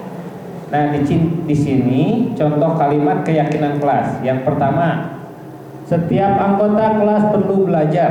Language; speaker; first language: Indonesian; native; Indonesian